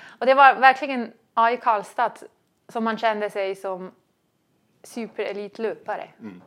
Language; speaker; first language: Swedish; non-native, fluent; German